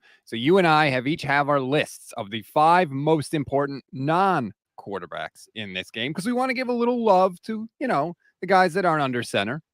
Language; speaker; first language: English; native; English